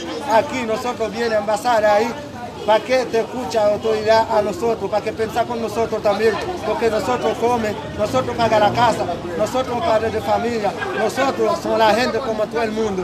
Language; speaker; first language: Spanish; non-native, learner; Haitian Creole